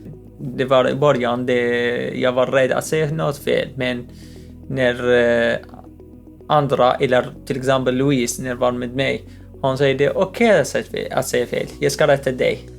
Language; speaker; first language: Swedish; non-native, learner; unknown